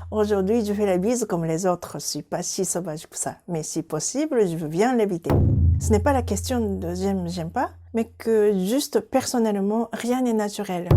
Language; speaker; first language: French; non-native, fluent; Japanese